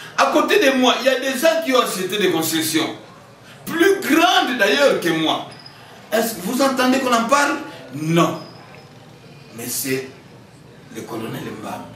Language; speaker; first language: French; non-native, local second language; Kongo